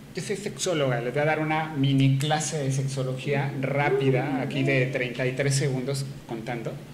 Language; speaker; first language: Spanish; native; Spanish